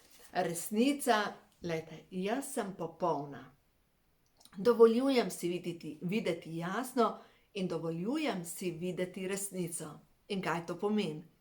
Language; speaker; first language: Slovenian; native; Slovenian